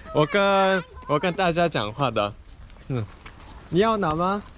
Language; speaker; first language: Chinese; non-native, learner; Korean